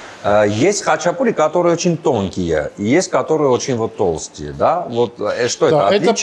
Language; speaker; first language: Russian; non-native, fluent; Armenian